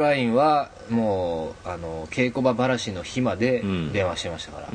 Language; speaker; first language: Japanese; native; Japanese